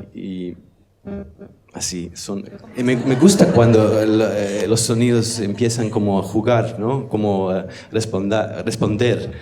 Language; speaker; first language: Spanish; non-native, learner; Danish